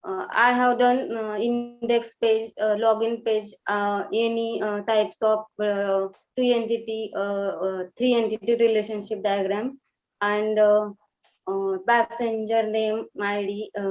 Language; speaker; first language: English; non-native, learner; Marathi